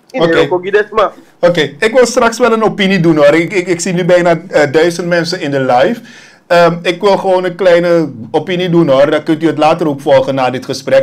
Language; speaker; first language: Dutch; native; Dutch